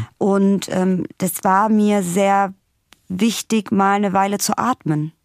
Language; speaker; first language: German; early bilingual, other home language; Russian